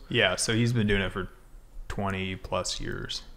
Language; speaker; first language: English; native; English